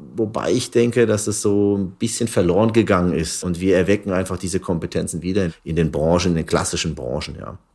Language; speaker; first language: German; early bilingual, other home language; Turkish